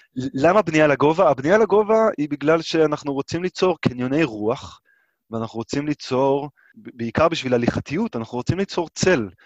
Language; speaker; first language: Hebrew; native; Hebrew